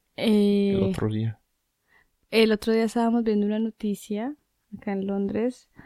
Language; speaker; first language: Spanish; native; Spanish